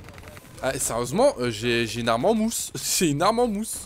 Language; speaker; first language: French; native; French